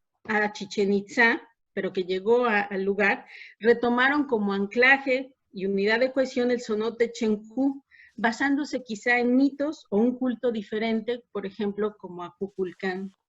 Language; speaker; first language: Spanish; native; Spanish